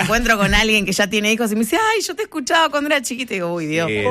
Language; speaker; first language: Spanish; native; Spanish